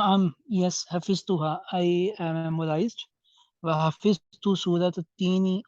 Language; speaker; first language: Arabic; non-native, learner; Urdu